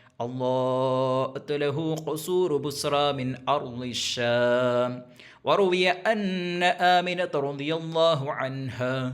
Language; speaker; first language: Arabic; non-native, fluent; Malayalam